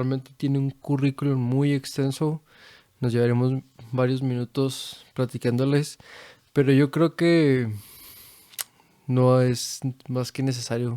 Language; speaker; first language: Spanish; native; Spanish